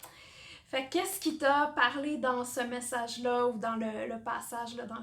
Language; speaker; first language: French; native; French